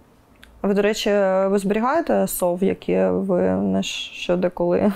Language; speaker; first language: Ukrainian; native; Ukrainian